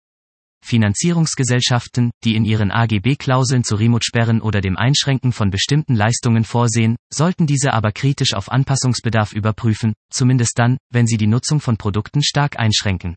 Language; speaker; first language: German; native; German